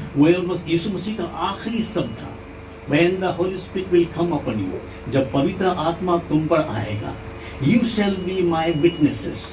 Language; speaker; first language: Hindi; non-native, local second language; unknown